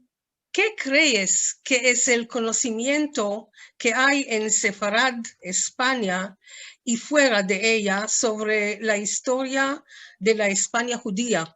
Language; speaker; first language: Spanish; non-native, fluent; Hebrew